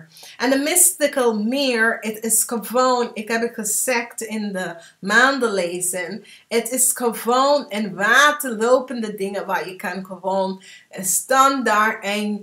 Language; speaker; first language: Dutch; early bilingual, heritage; English